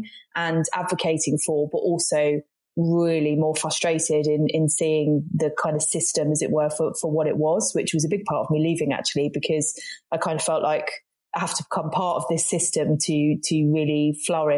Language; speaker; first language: English; native; English